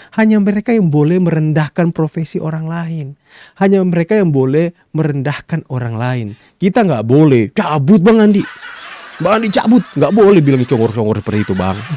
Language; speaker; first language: Indonesian; native; Indonesian